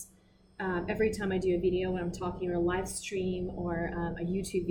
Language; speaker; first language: English; non-native, fluent; Russian